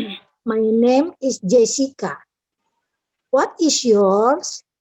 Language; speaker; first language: English; non-native, learner; Indonesian